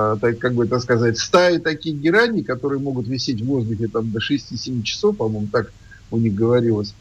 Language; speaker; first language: Russian; native; Russian